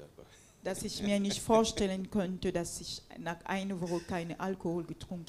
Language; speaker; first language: German; non-native, fluent; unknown